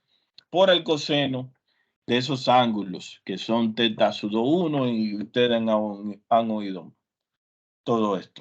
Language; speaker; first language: Spanish; native; Spanish